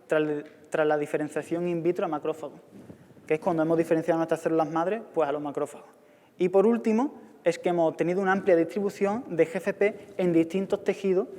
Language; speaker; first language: Spanish; native; Spanish